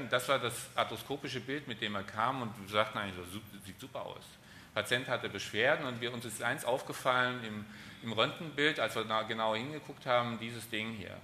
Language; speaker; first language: German; native; German